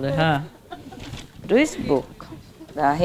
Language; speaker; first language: German; non-native, learner; Vietnamese